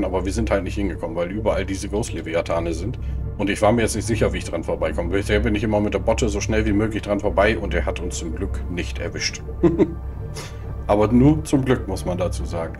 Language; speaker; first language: German; native; German